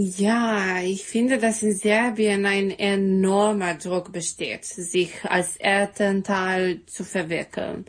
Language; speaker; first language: German; non-native, learner; Serbian